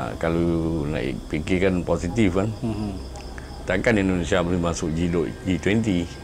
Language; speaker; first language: Malay; native; Malay